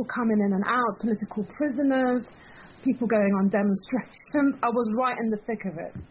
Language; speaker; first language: English; early bilingual, other home language; Persian